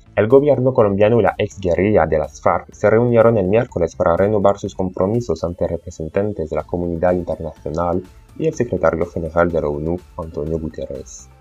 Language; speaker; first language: Spanish; non-native, fluent; French